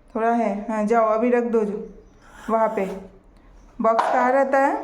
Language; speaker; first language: Hindi; non-native, local second language; Bangla